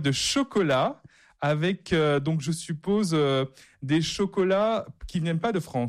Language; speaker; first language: French; native; French